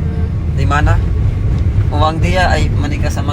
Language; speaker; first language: Indonesian; non-native, learner; Urdu